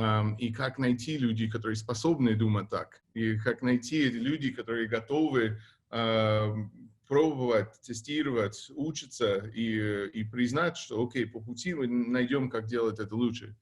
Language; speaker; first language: Russian; non-native, fluent; English